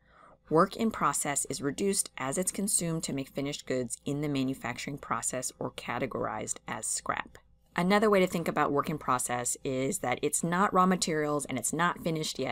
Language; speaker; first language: English; native; English